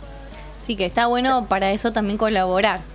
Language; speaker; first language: Spanish; native; Spanish